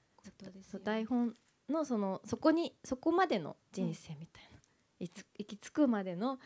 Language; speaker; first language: Japanese; native; Japanese